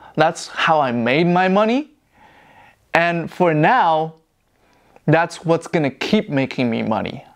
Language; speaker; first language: English; non-native, fluent; Chinese